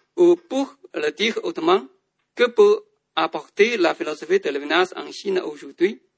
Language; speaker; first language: French; non-native, fluent; Chinese